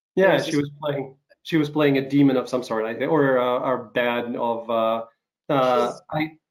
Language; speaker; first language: English; non-native, fluent; Ukrainian